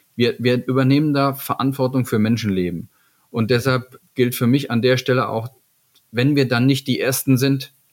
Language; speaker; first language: German; native; German